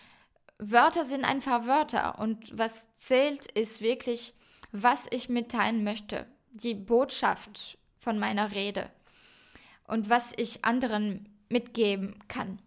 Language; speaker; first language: German; non-native, fluent; French